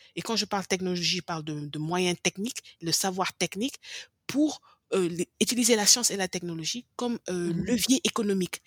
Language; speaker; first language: French; non-native, local second language; English